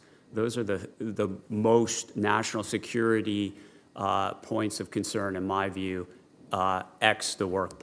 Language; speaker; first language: English; native; English